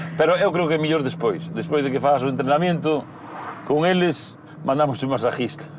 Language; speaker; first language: Galician; native; Galician